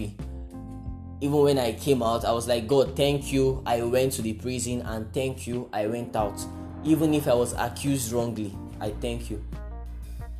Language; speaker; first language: English; non-native, local second language; Igbo